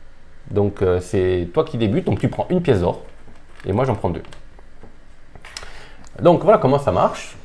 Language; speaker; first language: French; native; French